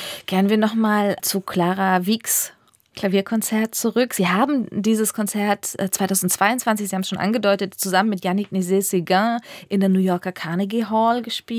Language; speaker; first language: German; native; German